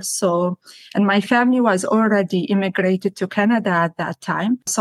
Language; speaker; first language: English; non-native, fluent; Arabic